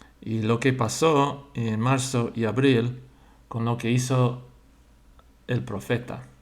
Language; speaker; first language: Spanish; non-native, fluent; English